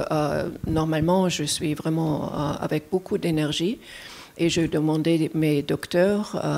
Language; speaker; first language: French; non-native, fluent; German